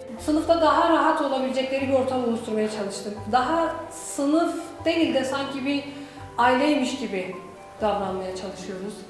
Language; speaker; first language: Turkish; native; Turkish